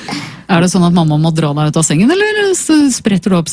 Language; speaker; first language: Norwegian; native; Norwegian